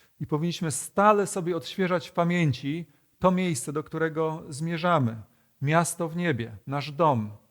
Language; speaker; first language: Polish; native; Polish